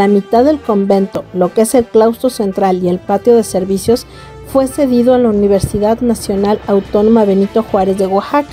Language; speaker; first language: Spanish; native; Spanish